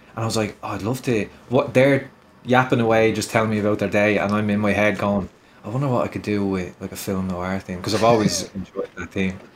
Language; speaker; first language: English; native; English